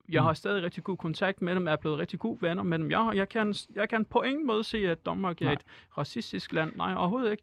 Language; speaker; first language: Danish; non-native, fluent; Persian